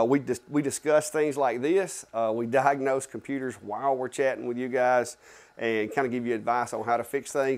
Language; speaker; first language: English; native; English